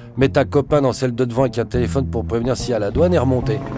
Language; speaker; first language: French; native; French